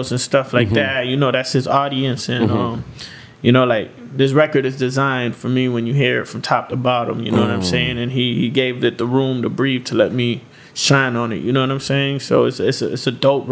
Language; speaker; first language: English; native; English